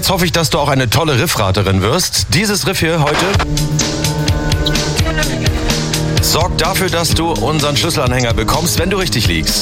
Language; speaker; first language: German; native; German